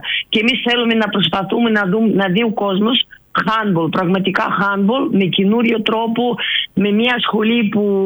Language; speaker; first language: Greek; non-native, learner; Russian